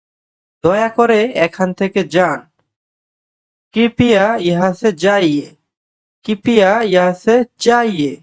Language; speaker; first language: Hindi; non-native, fluent; Bangla